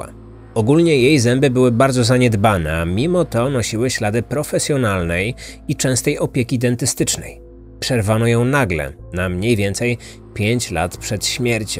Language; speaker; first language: Polish; native; Polish